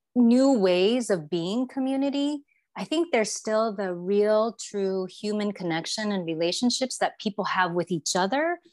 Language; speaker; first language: English; non-native, fluent; Chinese